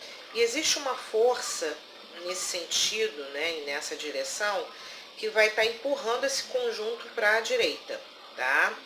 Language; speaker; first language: Portuguese; native; Portuguese